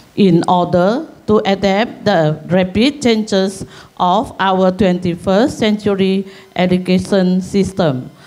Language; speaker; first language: English; non-native, local second language; Chinese